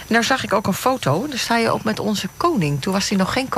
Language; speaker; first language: Dutch; native; Dutch